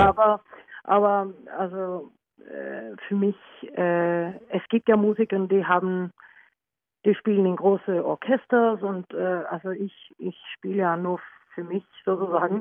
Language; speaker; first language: German; non-native, learner; Norwegian